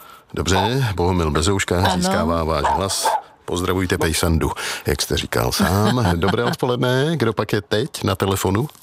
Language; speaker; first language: Czech; native; Czech